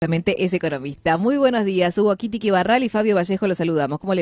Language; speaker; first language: Spanish; native; Spanish